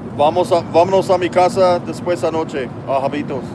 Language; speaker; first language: Spanish; non-native, learner; English